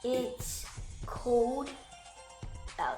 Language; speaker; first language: English; native; English